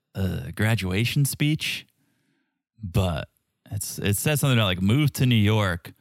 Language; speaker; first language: English; native; English